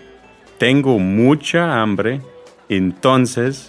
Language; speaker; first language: Spanish; non-native, fluent; English